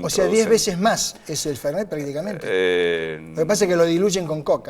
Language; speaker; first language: Spanish; native; Spanish